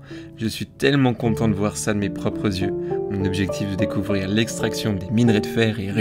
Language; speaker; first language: French; native; French